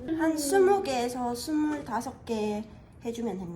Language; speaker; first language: Korean; native; Korean